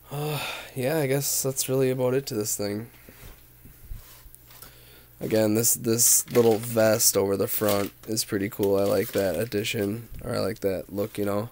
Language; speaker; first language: English; native; English